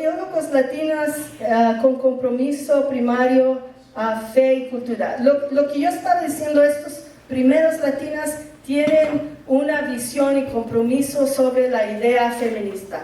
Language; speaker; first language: Spanish; early bilingual, heritage; English